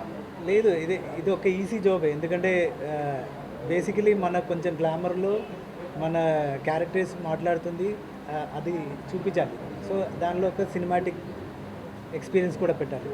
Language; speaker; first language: Telugu; non-native, fluent; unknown